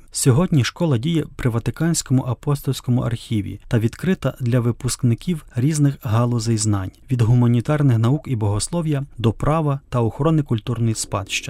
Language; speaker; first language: Ukrainian; native; Ukrainian